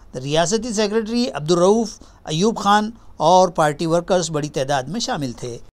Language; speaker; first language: Urdu; native; Urdu